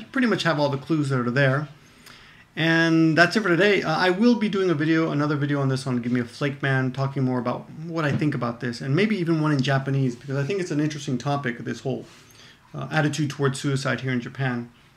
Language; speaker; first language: English; native; English